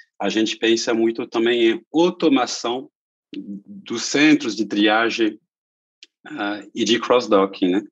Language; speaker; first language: Portuguese; non-native, fluent; French